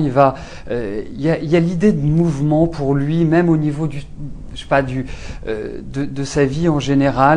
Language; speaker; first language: French; native; French